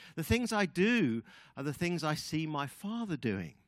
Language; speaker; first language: English; native; English